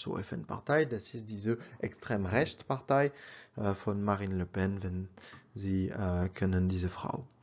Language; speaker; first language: German; non-native, learner; French